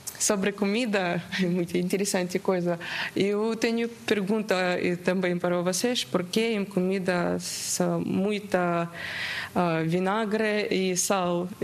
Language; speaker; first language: Portuguese; non-native, learner; Ukrainian